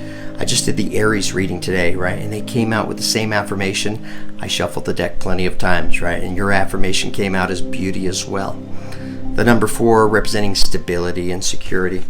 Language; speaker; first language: English; native; English